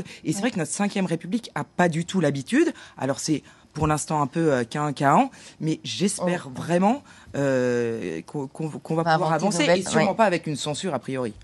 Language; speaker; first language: French; native; French